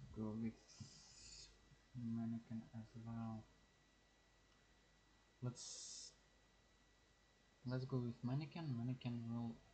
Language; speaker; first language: English; non-native, learner; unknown